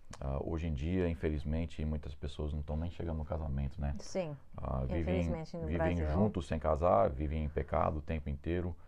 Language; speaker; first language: Portuguese; non-native, fluent; English